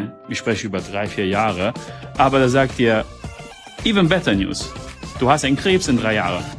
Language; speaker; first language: German; early bilingual, heritage; German